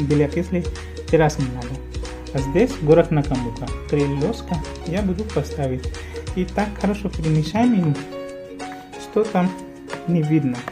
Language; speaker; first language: Russian; non-native, learner; Hindi